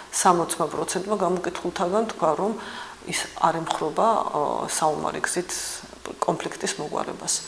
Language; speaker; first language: Georgian; native; Georgian